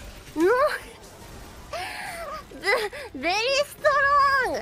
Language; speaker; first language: English; non-native, learner; Japanese